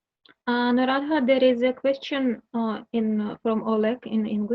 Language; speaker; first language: English; non-native, learner; Russian